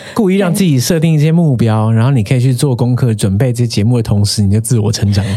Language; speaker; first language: Chinese; native; Chinese